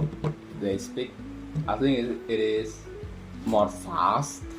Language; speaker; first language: English; non-native, learner; Javanese